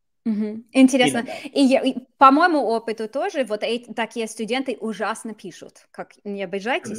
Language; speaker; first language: Russian; non-native, fluent; English